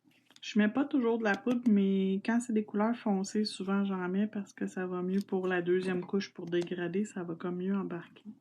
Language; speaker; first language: French; native; French